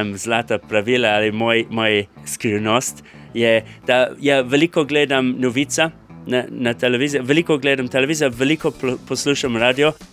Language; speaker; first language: Slovenian; non-native, fluent; English